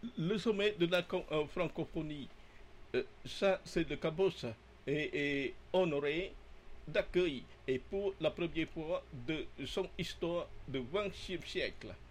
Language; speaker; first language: French; non-native, learner; Khmer